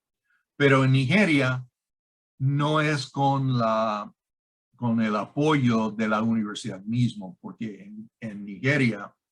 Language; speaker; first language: Spanish; non-native, fluent; English